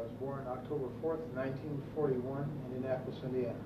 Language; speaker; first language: English; native; English